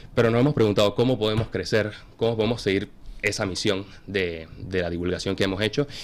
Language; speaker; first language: Spanish; native; Spanish